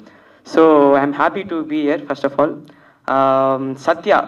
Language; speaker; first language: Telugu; early bilingual, heritage; Telugu